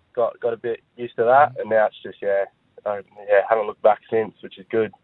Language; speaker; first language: English; native; English